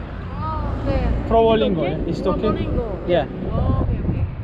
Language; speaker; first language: English; non-native, learner; Turkish